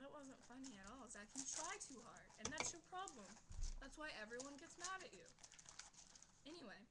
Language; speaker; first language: English; native; English